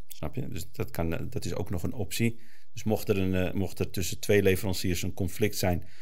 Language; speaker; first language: Dutch; early bilingual, other home language; Arabic